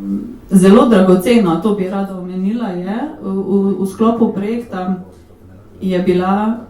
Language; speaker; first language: Slovenian; native; Slovenian